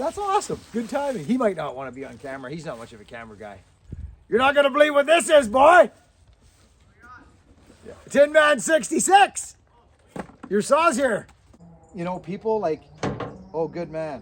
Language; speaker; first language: English; native; English